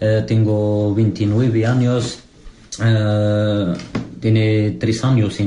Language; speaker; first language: Spanish; non-native, learner; Arabic